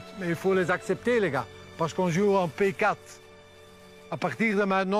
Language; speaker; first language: French; non-native, local second language; Dutch